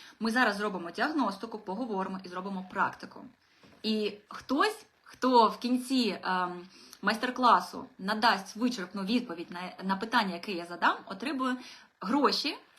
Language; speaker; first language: Ukrainian; non-native, local second language; Russian